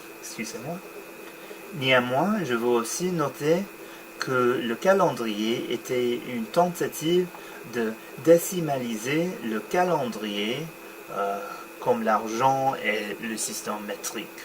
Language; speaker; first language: French; non-native, learner; English